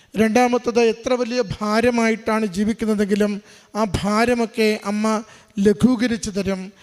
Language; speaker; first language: Malayalam; native; Malayalam